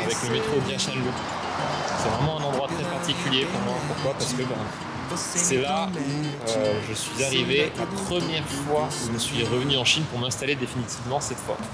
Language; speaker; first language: French; native; French